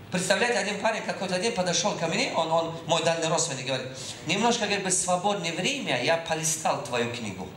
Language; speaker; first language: Russian; non-native, local second language; Tajik